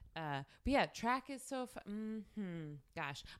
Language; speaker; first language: English; native; English